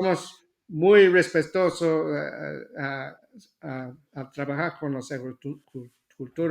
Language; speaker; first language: Spanish; non-native, fluent; English